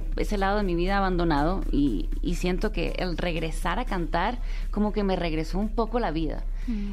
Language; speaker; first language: Spanish; early bilingual, heritage; Spanish